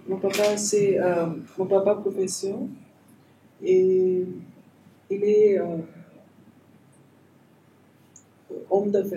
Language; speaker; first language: French; non-native, learner; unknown